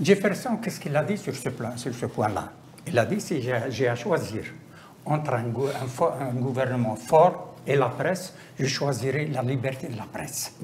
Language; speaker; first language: French; non-native, local second language; Arabic